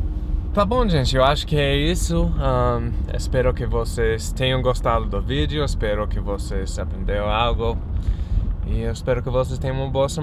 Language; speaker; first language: Portuguese; non-native, fluent; English